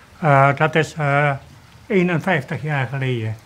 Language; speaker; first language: Dutch; early bilingual, other home language; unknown